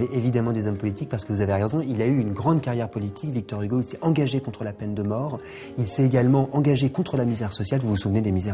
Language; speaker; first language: French; native; French